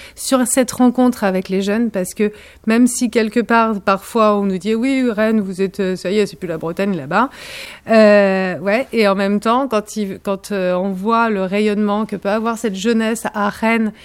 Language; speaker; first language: French; native; French